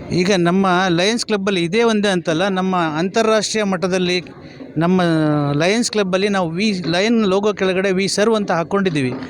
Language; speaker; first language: Kannada; native; Kannada